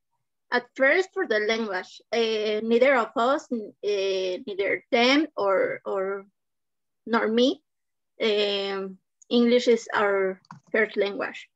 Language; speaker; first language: English; non-native, learner; Spanish